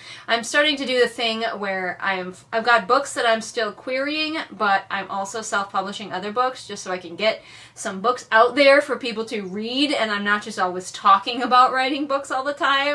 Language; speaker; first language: English; native; English